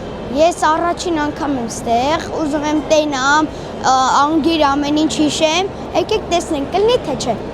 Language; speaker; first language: Armenian; early bilingual, heritage; Armenian